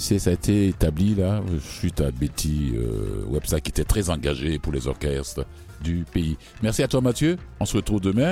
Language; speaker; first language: French; native; French